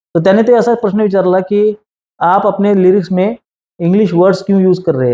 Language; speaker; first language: Hindi; non-native, local second language; Marathi